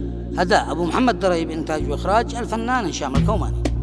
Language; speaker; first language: Arabic; native; Arabic